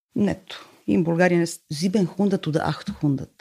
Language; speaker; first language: German; non-native, learner; Bulgarian